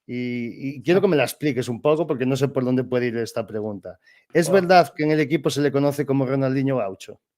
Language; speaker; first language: Spanish; non-native, local second language; Galician